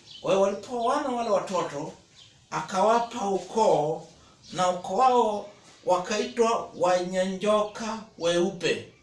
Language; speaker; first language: Swahili; non-native, local second language; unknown